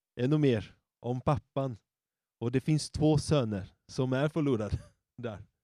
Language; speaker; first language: Swedish; non-native, fluent; Portuguese